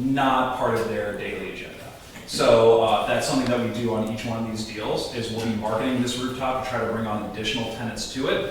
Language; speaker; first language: English; native; English